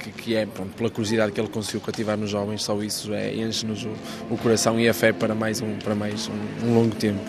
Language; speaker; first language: Portuguese; native; Portuguese